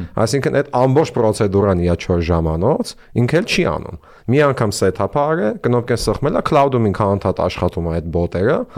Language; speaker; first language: Armenian; early bilingual, heritage; Armenian